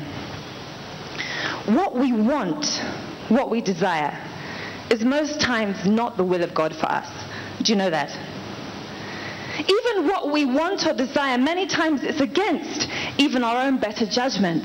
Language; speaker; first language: English; native; English